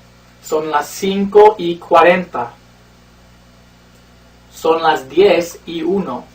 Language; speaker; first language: Spanish; non-native, fluent; English